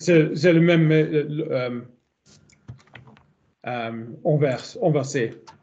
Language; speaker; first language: French; non-native, learner; German